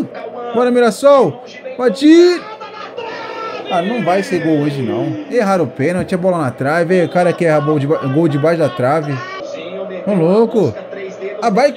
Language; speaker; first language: Portuguese; native; Portuguese